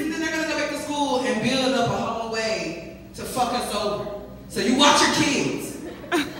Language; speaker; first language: English; native; English